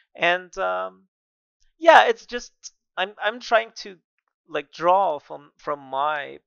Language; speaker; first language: English; non-native, fluent; Arabic